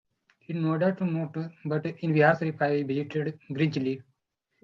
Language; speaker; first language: English; non-native, learner; Hindi